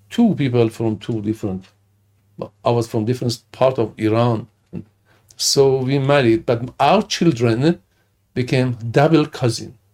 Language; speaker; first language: English; non-native, fluent; Persian